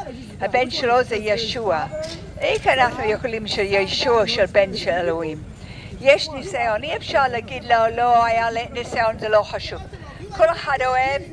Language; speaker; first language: Hebrew; non-native, learner; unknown